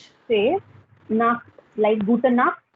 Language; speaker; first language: German; non-native, learner; Hindi